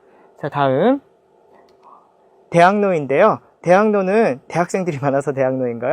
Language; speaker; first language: Korean; native; Korean